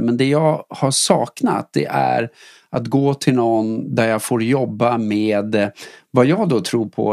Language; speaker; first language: Swedish; native; Swedish